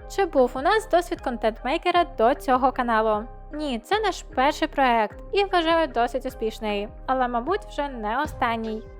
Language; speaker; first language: Ukrainian; non-native, local second language; Russian